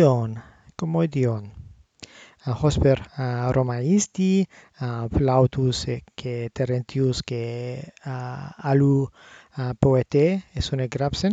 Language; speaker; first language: Greek; non-native, learner; English